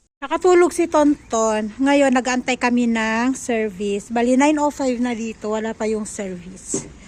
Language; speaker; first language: Filipino; non-native, local second language; Iloko